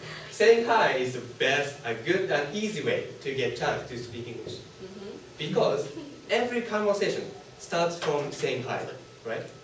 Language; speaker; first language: English; non-native, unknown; Japanese